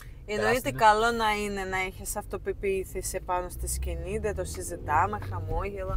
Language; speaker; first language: Greek; non-native, fluent; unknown